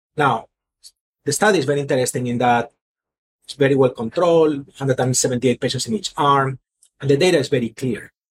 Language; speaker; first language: English; non-native, fluent; Spanish